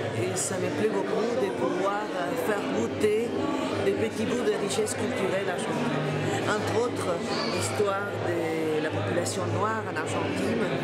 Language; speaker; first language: French; non-native, fluent; Spanish